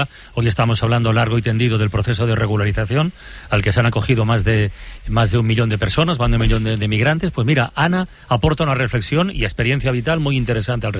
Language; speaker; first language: Spanish; native; Spanish